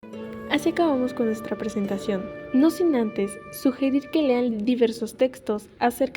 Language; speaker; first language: Spanish; native; Spanish